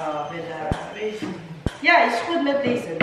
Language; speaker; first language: Dutch; non-native, learner; Filipino